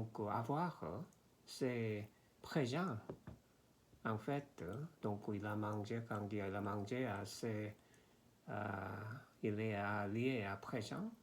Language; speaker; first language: French; non-native, learner; Korean